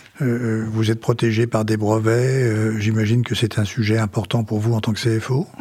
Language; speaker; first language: French; native; French